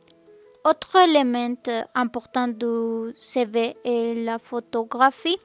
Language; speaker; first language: French; non-native, learner; Spanish